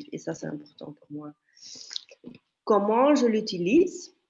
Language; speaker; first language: French; non-native, local second language; Dutch